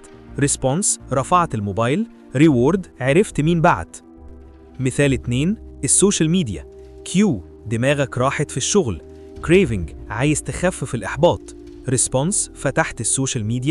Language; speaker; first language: Arabic; native; Arabic